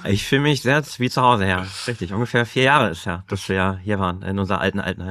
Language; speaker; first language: German; native; German